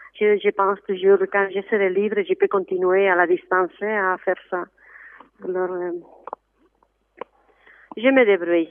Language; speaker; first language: French; non-native, fluent; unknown